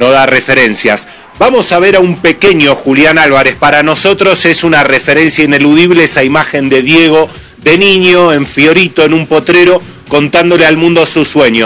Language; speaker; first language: Spanish; native; Spanish